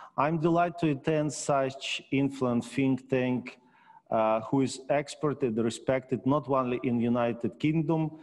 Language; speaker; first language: English; non-native, learner; Ukrainian